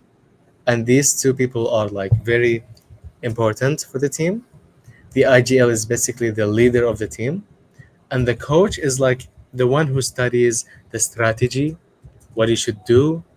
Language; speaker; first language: English; non-native, fluent; Arabic